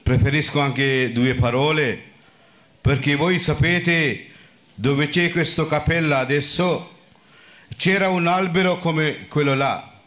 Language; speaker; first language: Italian; non-native, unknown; Sinhala